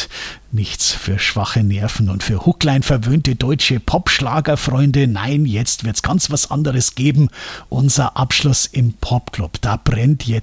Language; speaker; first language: German; native; German